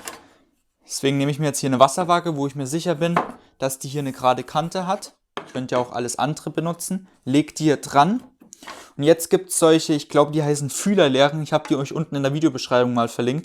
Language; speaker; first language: German; native; German